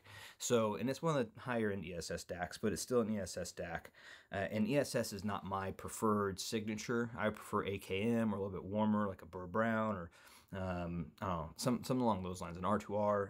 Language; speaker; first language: English; native; English